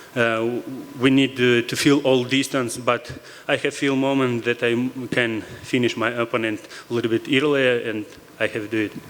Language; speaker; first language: English; non-native, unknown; Russian